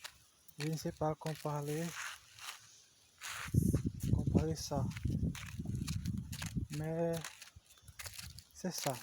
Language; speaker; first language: French; non-native, learner; Portuguese